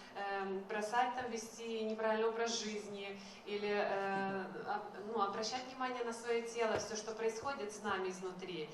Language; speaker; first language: Russian; native; Russian